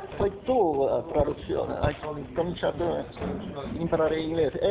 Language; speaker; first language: Italian; non-native, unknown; Finnish